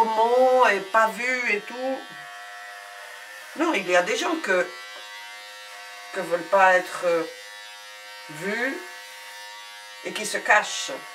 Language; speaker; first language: French; non-native, fluent; Spanish